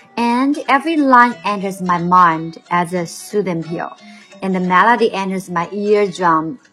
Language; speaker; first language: English; non-native, fluent; Chinese